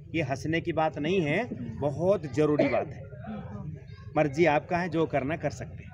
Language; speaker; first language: Hindi; non-native, local second language; Kannada